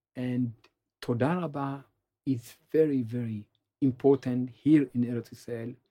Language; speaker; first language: English; non-native, learner; Amharic